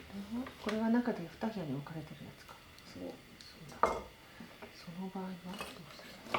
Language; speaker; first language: Japanese; native; Japanese